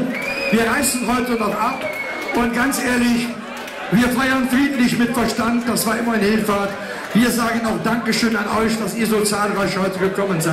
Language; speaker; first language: German; native; German